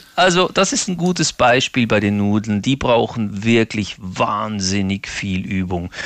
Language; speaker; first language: German; native; German